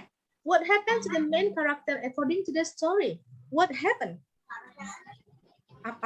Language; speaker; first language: English; non-native, learner; Indonesian